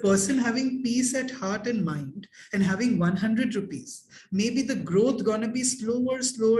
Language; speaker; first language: English; non-native, local second language; Hindi